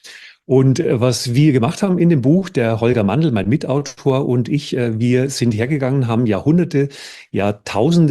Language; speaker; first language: German; native; German